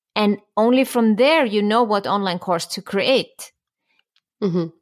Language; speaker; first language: English; non-native, fluent; Icelandic